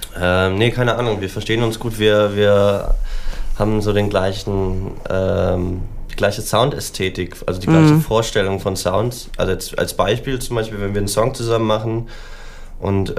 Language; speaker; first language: German; native; German